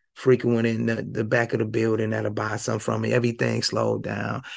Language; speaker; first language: English; native; English